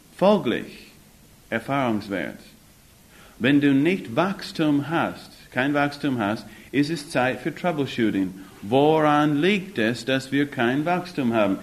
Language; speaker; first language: German; non-native, fluent; English